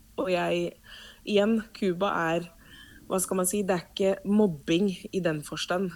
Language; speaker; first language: Norwegian; early bilingual, other home language; Spanish